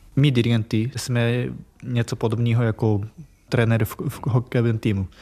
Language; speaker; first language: Czech; non-native, fluent; Japanese